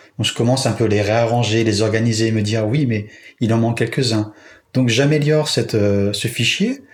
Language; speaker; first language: French; native; French